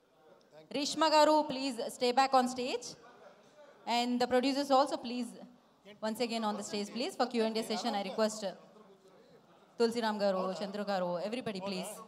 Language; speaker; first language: Telugu; native; Telugu